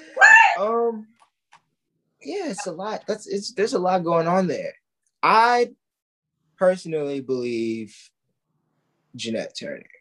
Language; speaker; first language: English; native; English